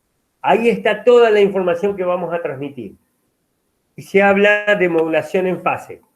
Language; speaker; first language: Spanish; native; Spanish